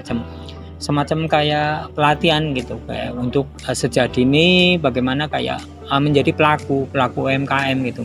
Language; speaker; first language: Indonesian; native; Indonesian